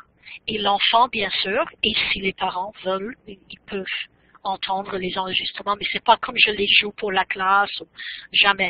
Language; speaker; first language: French; non-native, fluent; English